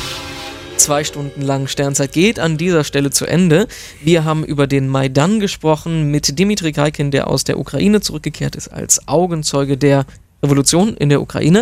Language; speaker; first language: German; native; German